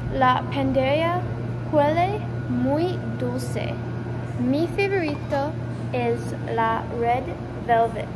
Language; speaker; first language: Spanish; non-native, learner; English